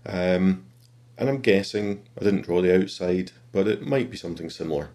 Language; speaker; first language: English; native; English